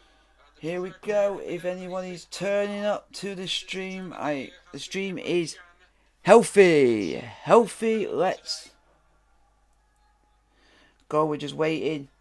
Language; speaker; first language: English; native; English